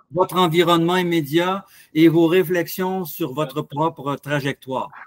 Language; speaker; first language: French; native; French